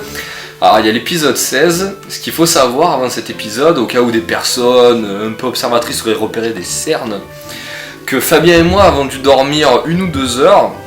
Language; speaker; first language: French; native; French